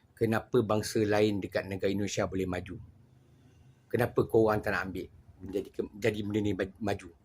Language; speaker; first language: Malay; native; Malay